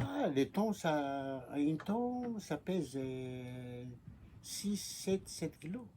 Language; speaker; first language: French; non-native, local second language; Malagasy